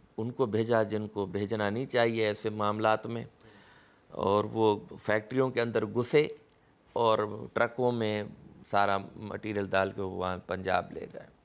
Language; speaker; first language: Urdu; non-native, local second language; Sindhi